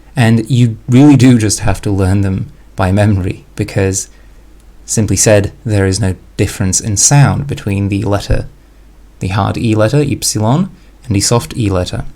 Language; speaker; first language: English; non-native, fluent; Slovak